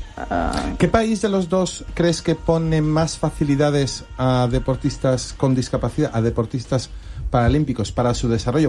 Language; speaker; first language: Spanish; native; Spanish